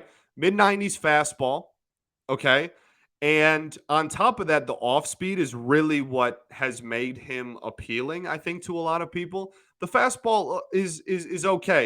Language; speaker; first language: English; native; English